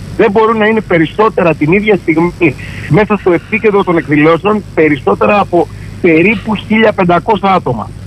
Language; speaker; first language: Greek; native; Greek